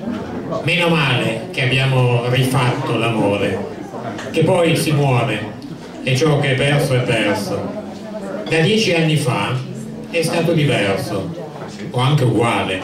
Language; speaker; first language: Italian; native; Italian